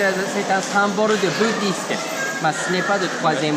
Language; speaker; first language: French; non-native, learner; Japanese